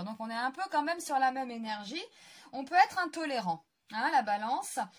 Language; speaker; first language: French; native; French